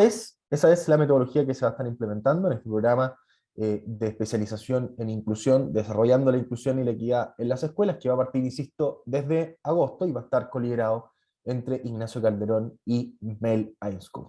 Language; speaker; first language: Spanish; native; Spanish